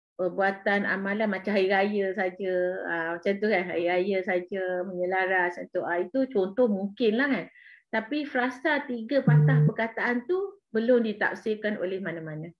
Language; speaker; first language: Malay; native; Malay